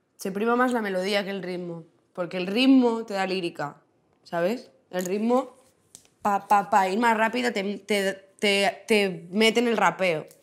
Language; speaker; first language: Spanish; non-native, local second language; Catalan